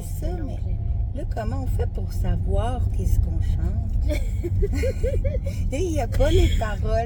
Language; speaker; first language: French; native; French